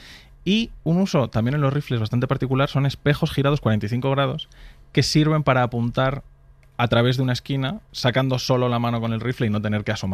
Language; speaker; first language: Spanish; native; Spanish